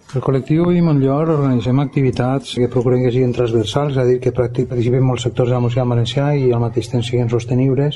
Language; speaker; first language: Catalan; native; Catalan